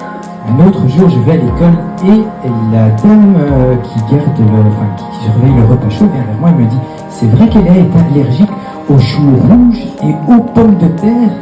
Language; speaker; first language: French; native; French